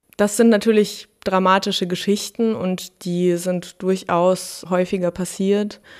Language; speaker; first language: German; early bilingual, other home language; Russian